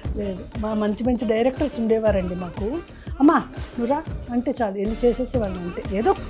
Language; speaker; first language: Telugu; native; Telugu